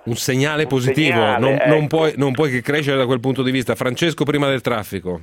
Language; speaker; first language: Italian; native; Italian